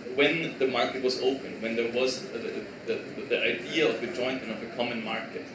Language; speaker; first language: English; non-native, fluent; German